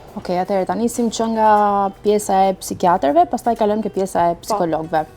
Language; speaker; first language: Albanian; early bilingual, heritage; Albanian